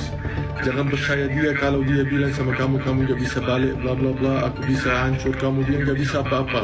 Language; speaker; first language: Indonesian; non-native, fluent; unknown